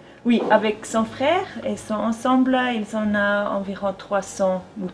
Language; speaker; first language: French; non-native, local second language; German